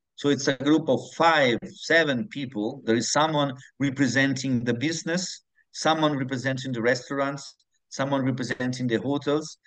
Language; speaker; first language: English; non-native, fluent; Italian